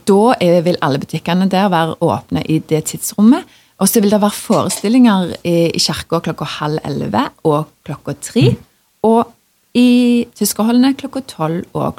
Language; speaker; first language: Norwegian; native; Norwegian